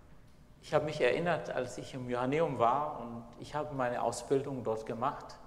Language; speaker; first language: German; non-native, fluent; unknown